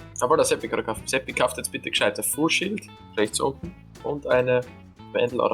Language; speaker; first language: German; native; German